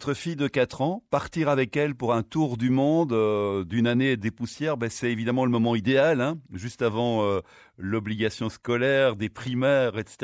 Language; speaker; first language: French; native; French